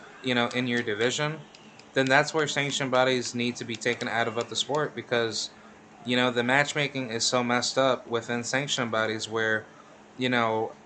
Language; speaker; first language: English; native; English